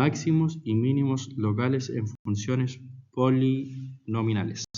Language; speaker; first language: Spanish; native; Spanish